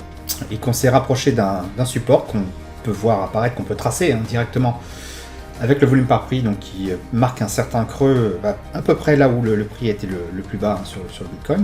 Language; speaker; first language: French; native; French